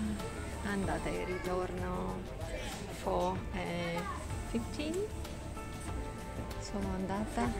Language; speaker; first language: Italian; non-native, learner; Russian